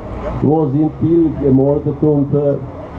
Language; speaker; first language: German; non-native, learner; Albanian